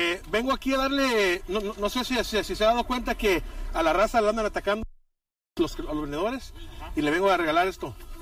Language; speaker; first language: Spanish; early bilingual, heritage; Spanish